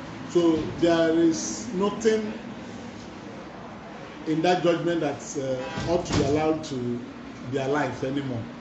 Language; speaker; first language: English; non-native, local second language; Igbo